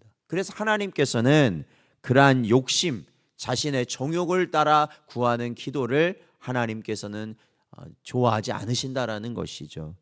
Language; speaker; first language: Korean; native; Korean